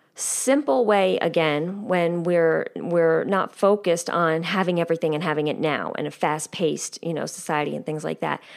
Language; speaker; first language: English; native; English